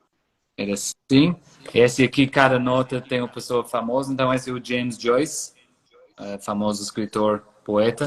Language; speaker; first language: Portuguese; non-native, fluent; English